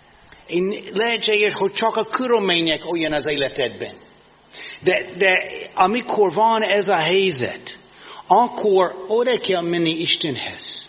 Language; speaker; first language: Hungarian; non-native, learner; English